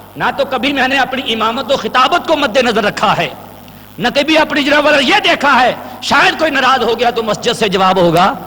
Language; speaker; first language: Urdu; non-native, local second language; Punjabi